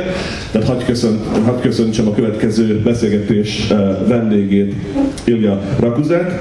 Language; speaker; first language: Hungarian; native; Hungarian